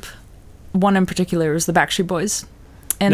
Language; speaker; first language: English; native; English